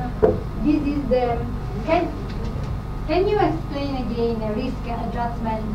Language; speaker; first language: English; non-native, fluent; Italian